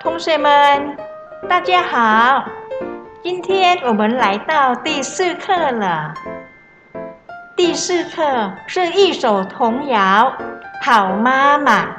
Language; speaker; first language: Chinese; non-native, fluent; Thai